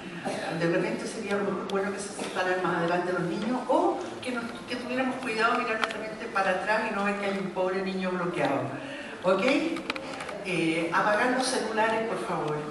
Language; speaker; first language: Spanish; native; Spanish